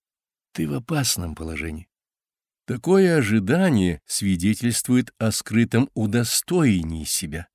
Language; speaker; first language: Russian; native; Russian